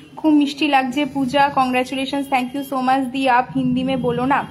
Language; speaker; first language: Hindi; non-native, local second language; Bangla